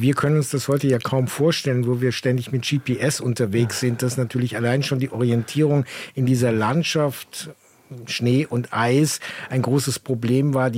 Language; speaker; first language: German; native; German